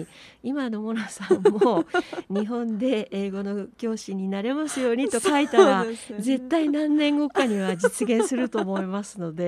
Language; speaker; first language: Japanese; native; Japanese